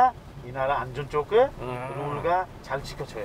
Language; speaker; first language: Korean; non-native, fluent; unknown